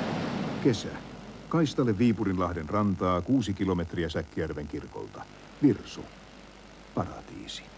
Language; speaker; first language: Finnish; native; Finnish